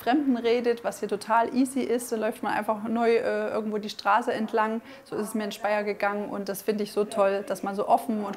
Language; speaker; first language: German; native; German